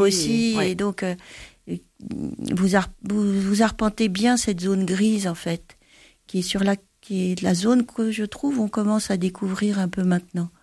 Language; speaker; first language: French; native; French